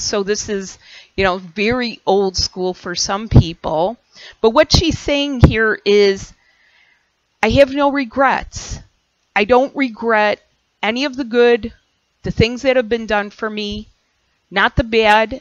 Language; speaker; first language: English; native; English